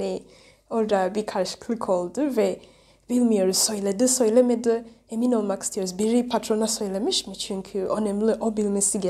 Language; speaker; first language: Turkish; non-native, learner; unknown